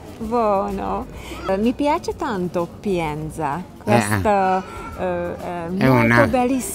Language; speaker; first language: Italian; non-native, learner; Hungarian